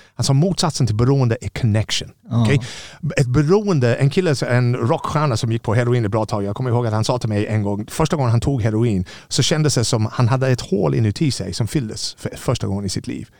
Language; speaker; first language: Swedish; non-native, fluent; English